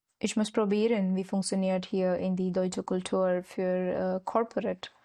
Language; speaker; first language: German; non-native, learner; Marathi